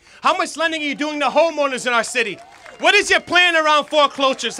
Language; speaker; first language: English; native; English